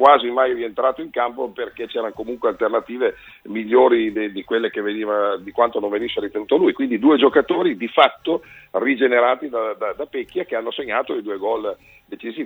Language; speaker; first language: Italian; native; Italian